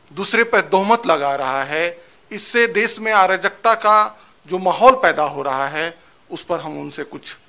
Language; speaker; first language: Hindi; native; Hindi